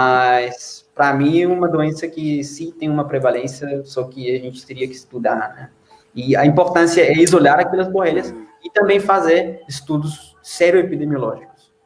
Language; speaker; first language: Portuguese; non-native, fluent; Spanish